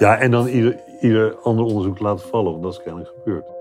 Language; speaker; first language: Dutch; native; Dutch